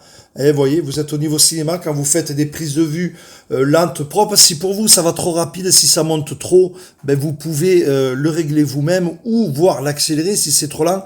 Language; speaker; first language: French; native; French